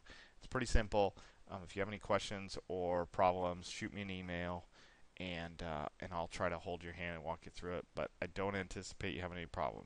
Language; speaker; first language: English; native; English